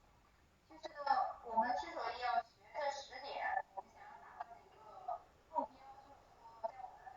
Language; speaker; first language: Chinese; native; Chinese